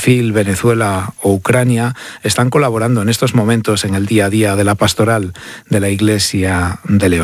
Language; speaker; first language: Spanish; native; Spanish